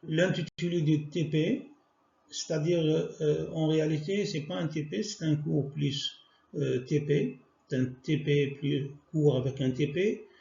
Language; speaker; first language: French; non-native, local second language; Arabic